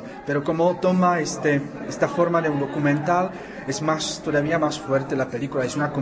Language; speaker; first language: Spanish; non-native, fluent; Czech